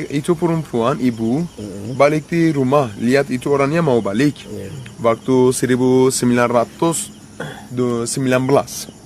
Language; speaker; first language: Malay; non-native, learner; Turkish